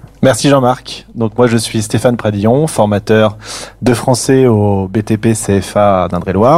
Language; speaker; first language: French; native; French